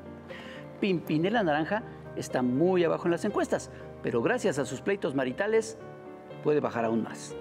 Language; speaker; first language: Spanish; native; Spanish